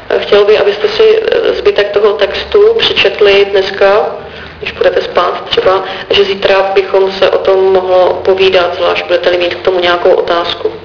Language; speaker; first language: Czech; native; Czech